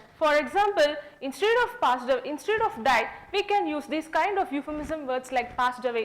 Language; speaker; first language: English; non-native, local second language; Tamil